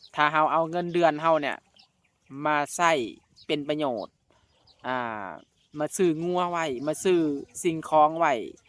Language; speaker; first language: Lao; native; Lao